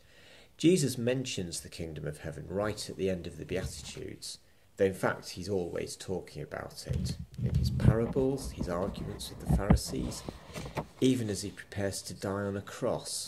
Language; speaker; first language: English; native; English